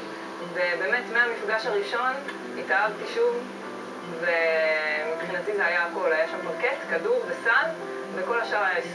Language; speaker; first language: Hebrew; native; Hebrew